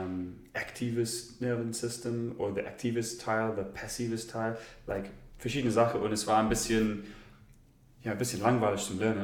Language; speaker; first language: German; non-native, learner; English